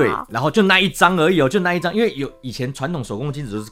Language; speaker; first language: Chinese; native; Chinese